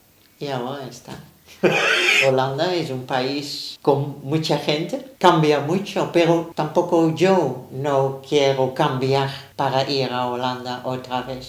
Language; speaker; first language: Spanish; non-native, learner; Dutch